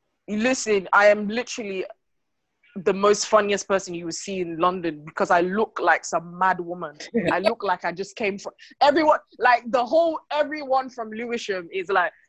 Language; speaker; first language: English; non-native, local second language; Krio